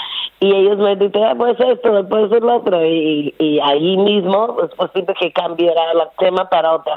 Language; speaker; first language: Spanish; non-native, fluent; English